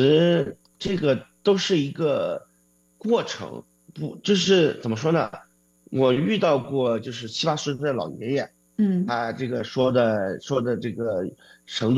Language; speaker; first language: Chinese; native; Chinese